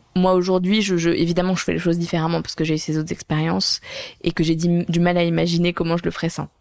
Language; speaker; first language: French; native; French